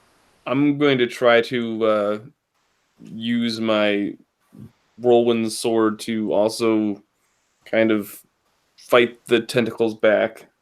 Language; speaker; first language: English; native; English